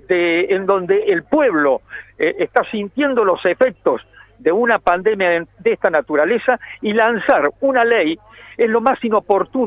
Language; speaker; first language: Spanish; native; Spanish